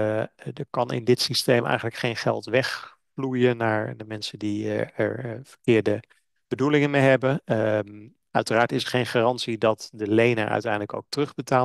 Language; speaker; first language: Dutch; native; Dutch